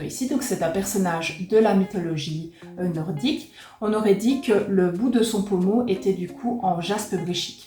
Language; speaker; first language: French; native; French